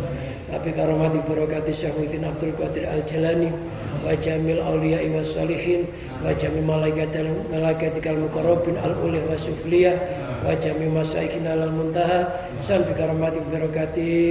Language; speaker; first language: Indonesian; native; Indonesian